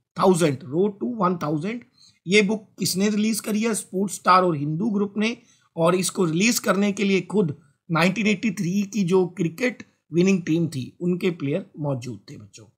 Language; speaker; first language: Hindi; non-native, local second language; Punjabi